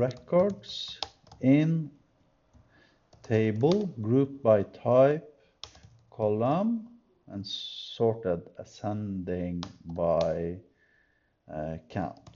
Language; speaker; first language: English; non-native, fluent; Norwegian